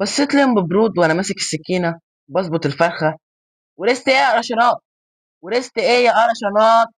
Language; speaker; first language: Arabic; native; Arabic